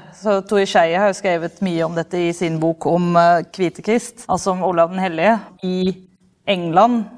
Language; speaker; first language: Norwegian; non-native, fluent; Dutch